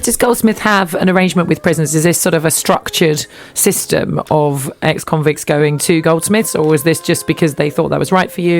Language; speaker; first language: English; native; English